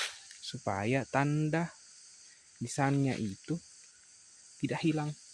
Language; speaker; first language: Indonesian; native; Indonesian